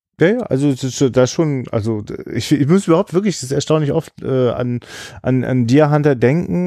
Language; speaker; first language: German; native; German